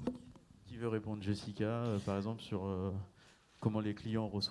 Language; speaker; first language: French; native; French